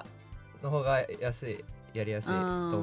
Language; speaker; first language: Japanese; non-native, fluent; English